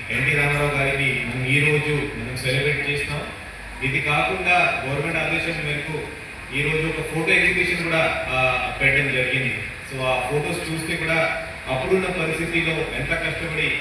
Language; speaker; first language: Telugu; non-native, local second language; Marathi